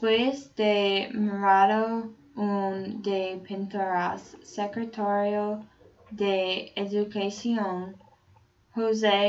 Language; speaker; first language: Spanish; non-native, learner; English